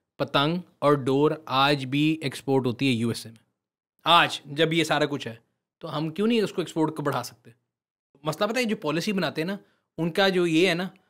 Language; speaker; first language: Urdu; native; Urdu